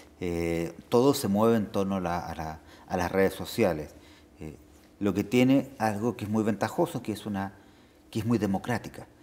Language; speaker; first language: Spanish; native; Spanish